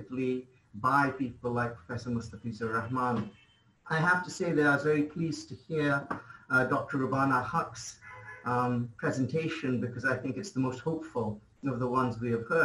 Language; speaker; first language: English; non-native, local second language; Bangla